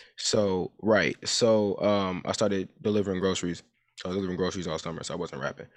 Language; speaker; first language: English; early bilingual, other home language; Yoruba